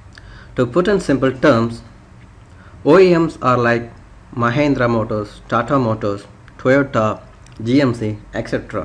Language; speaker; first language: English; non-native, local second language; Tamil